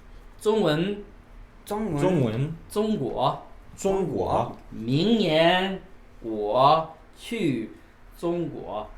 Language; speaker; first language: Chinese; non-native, learner; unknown